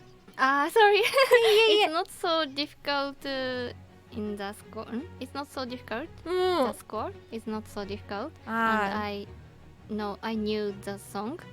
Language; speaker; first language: English; non-native, learner; Japanese